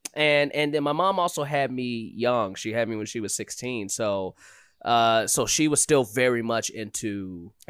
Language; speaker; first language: English; native; English